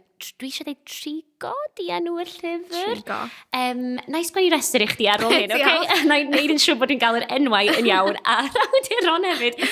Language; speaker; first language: Welsh; non-native, local second language; English